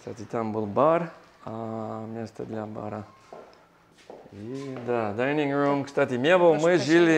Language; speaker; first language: Russian; non-native, fluent; English